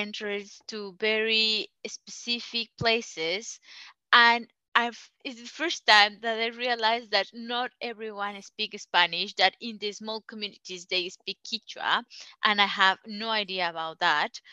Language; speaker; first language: English; non-native, learner; Spanish